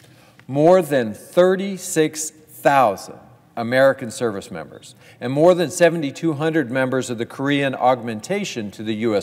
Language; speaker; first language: English; native; English